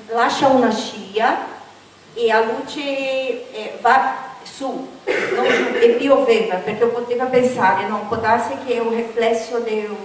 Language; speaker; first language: Italian; non-native, learner; Portuguese